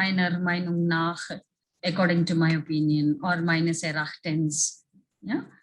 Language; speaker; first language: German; non-native, fluent; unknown